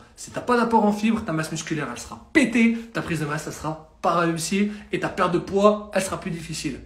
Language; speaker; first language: French; native; French